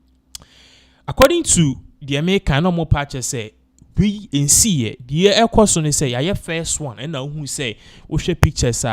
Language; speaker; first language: English; non-native, local second language; Akan